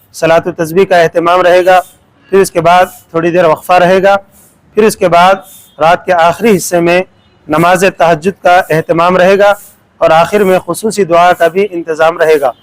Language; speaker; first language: Urdu; native; Urdu